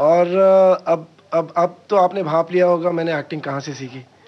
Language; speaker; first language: Hindi; non-native, local second language; Marathi